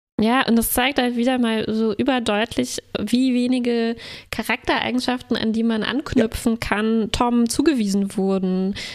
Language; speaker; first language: German; native; German